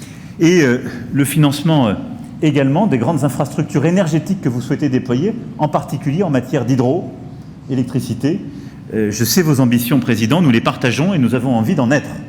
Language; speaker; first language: French; native; French